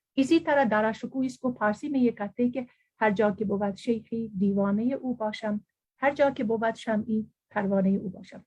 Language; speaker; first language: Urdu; non-native, fluent; Persian